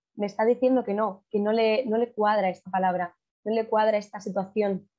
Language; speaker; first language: Spanish; native; Spanish